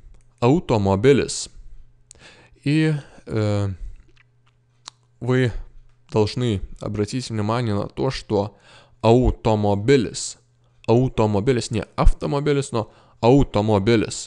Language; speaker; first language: Russian; non-native, fluent; Lithuanian